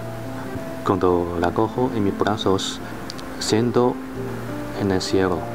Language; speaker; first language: Spanish; non-native, learner; Chinese